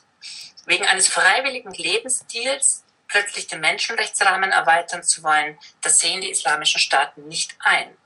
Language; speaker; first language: German; native; German